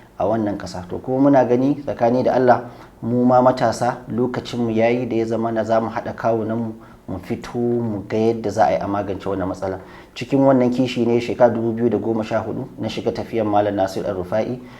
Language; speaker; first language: Hausa; native; Hausa